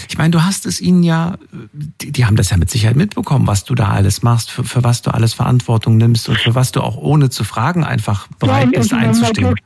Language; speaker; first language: German; native; German